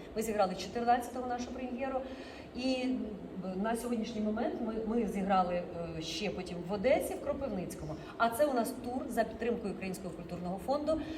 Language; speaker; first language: Ukrainian; non-native, local second language; Russian